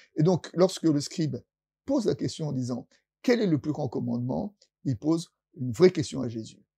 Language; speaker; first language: French; native; French